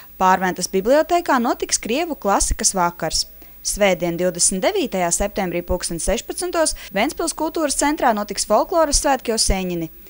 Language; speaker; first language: Latvian; native; Latvian